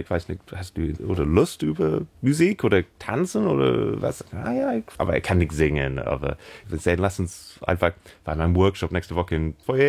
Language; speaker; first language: German; non-native, learner; English